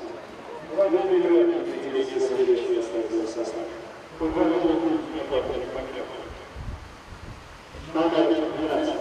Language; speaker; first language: Russian; native; Russian